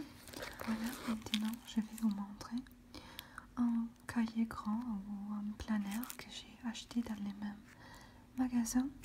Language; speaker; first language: French; non-native, fluent; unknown